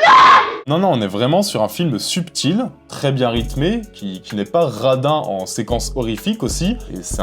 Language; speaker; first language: French; native; French